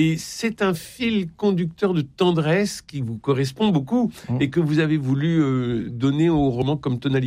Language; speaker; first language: French; native; French